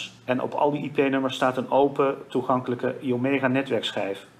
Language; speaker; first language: Dutch; native; Dutch